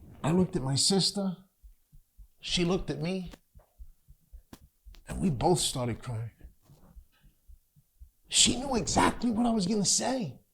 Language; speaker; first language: English; native; English